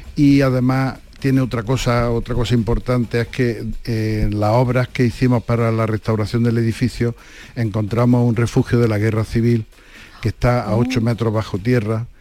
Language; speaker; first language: Spanish; native; Spanish